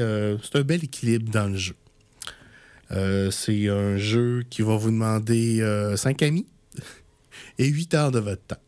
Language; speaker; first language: French; native; French